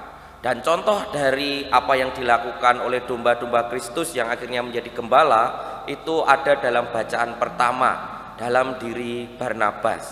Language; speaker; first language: Indonesian; non-native, local second language; Javanese